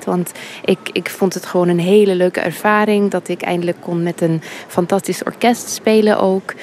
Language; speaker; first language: Dutch; early bilingual, heritage; English